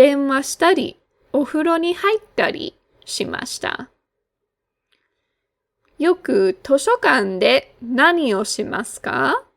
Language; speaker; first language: Japanese; non-native, fluent; English